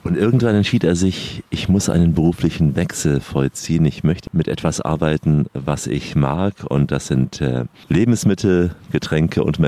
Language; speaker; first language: German; native; German